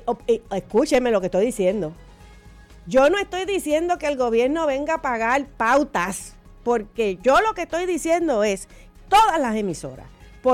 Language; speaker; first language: Spanish; native; Spanish